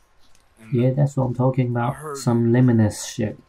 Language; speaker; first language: English; non-native, fluent; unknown